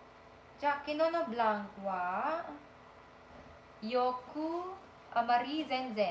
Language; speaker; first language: Japanese; non-native, fluent; Filipino